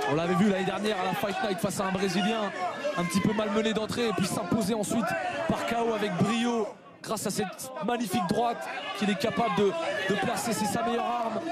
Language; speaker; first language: French; native; French